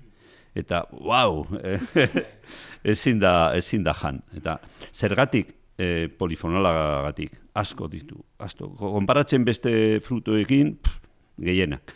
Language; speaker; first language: Basque; non-native, local second language; Spanish